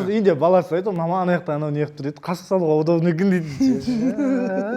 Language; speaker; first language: Kazakh; native; Kazakh